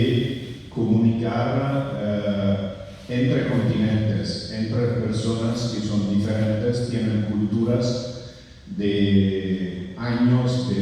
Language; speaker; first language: Spanish; non-native, fluent; Italian